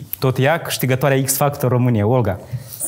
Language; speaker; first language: Romanian; native; Romanian